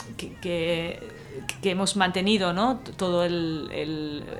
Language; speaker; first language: Spanish; native; Spanish